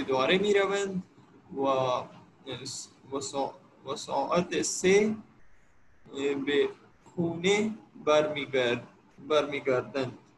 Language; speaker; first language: Persian; non-native, learner; Urdu